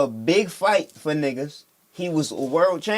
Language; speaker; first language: English; native; English